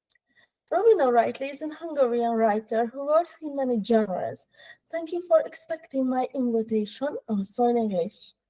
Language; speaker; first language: English; non-native, learner; Hungarian